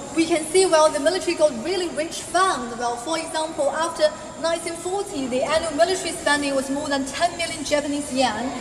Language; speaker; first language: English; non-native, fluent; Chinese